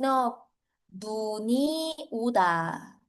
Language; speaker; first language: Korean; non-native, learner; Filipino